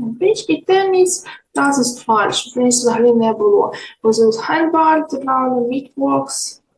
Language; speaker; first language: German; non-native, fluent; Ukrainian